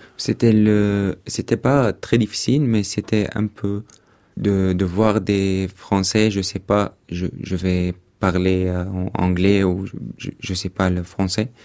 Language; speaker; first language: French; non-native, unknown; Arabic